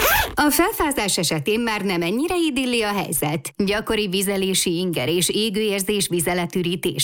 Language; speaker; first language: Hungarian; native; Hungarian